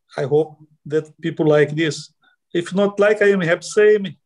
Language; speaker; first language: English; non-native, learner; Portuguese